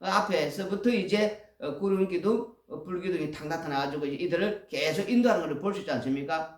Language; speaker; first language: Korean; native; Korean